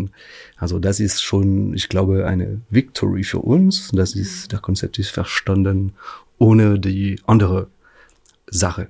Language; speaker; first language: German; non-native, fluent; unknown